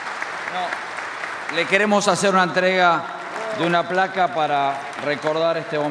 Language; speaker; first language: Spanish; native; Spanish